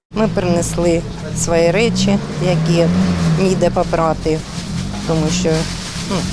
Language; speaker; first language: Ukrainian; non-native, local second language; Russian